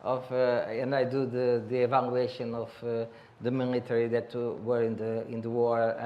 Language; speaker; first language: English; non-native, learner; Portuguese